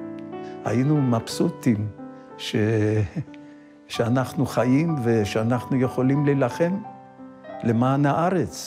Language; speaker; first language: Hebrew; non-native, fluent; Yiddish